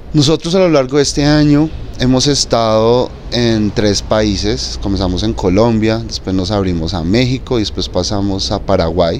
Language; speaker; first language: Spanish; native; Spanish